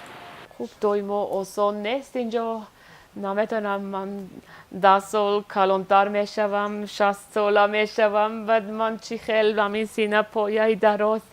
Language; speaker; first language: Persian; non-native, learner; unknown